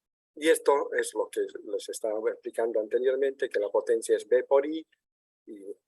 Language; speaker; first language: Spanish; native; Spanish